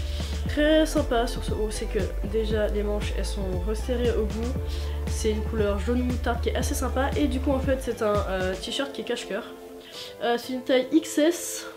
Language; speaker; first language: French; native; French